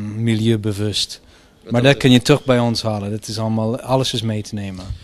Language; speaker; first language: Dutch; non-native, fluent; English